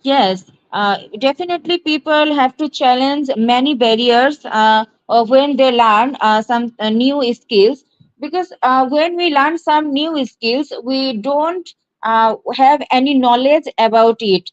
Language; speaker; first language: English; non-native, learner; Bangla